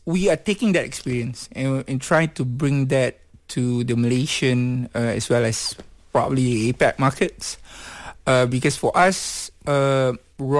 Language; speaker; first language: English; non-native, local second language; Malay